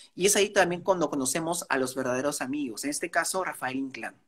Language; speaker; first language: Spanish; native; Spanish